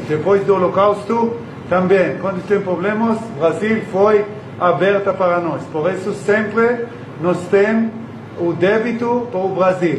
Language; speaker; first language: Portuguese; non-native, learner; Hebrew